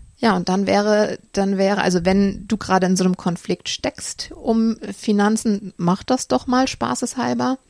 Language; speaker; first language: German; native; German